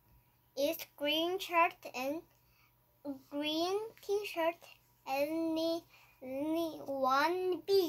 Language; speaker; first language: English; non-native, learner; Korean